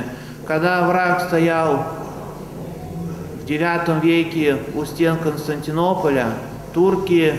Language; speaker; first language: Russian; native; Russian